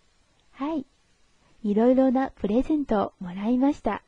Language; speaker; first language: Japanese; non-native, fluent; Chinese